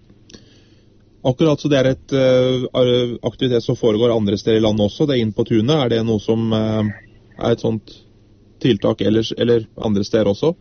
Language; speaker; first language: Norwegian; native; Norwegian